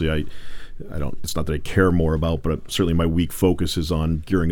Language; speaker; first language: English; native; English